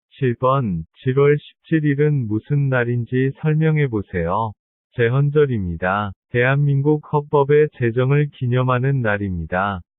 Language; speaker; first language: Korean; non-native, learner; Vietnamese